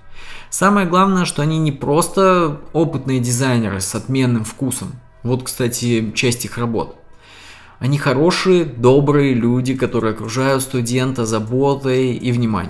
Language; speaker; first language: Russian; native; Russian